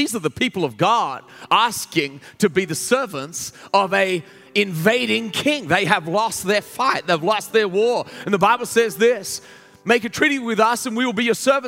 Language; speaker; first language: English; native; English